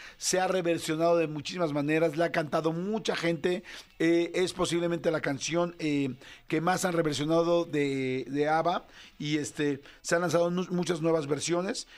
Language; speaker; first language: Spanish; native; Spanish